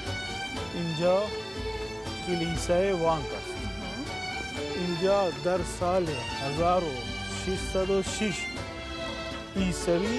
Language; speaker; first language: Persian; non-native, learner; Urdu